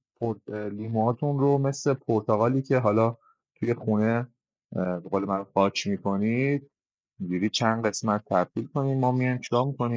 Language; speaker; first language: Persian; native; Persian